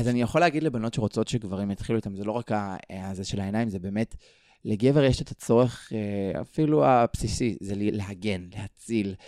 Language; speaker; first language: Hebrew; native; Hebrew